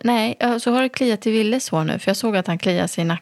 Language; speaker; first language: Swedish; native; Swedish